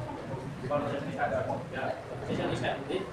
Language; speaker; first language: English; non-native, learner; Indonesian